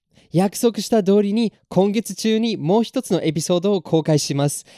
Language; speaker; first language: Japanese; non-native, fluent; English